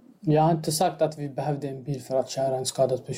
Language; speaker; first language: Swedish; non-native, fluent; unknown